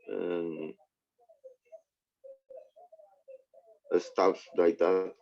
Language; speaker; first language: English; non-native, learner; Spanish